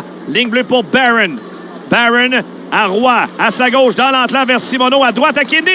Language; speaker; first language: French; native; French